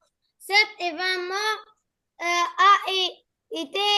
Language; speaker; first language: French; non-native, learner; Arabic